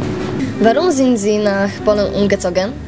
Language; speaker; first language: German; non-native, learner; Polish